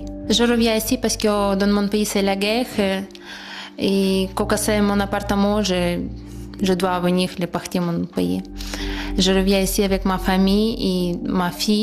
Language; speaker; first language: French; non-native, learner; Ukrainian